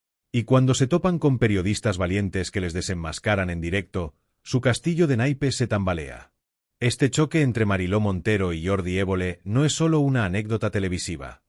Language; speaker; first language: Spanish; native; Spanish